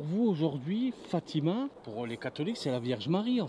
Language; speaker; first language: French; native; French